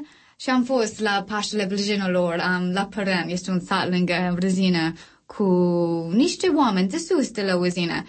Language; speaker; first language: Romanian; non-native, learner; English